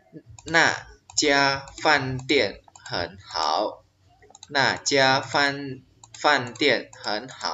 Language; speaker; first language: Chinese; non-native, fluent; Khmer